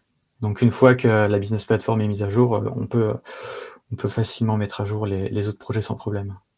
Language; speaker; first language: French; native; French